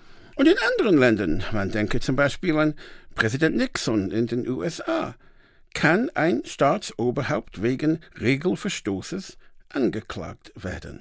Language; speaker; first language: German; non-native, fluent; English